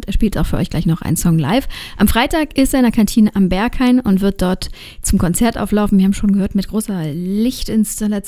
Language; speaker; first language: German; native; German